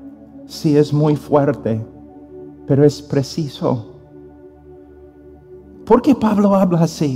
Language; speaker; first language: Spanish; non-native, fluent; English